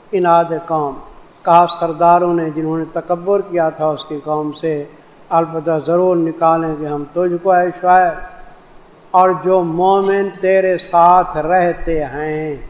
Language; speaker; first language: Urdu; non-native, local second language; Saraiki